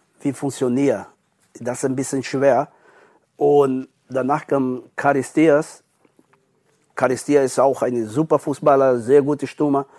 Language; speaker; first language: German; non-native, learner; Portuguese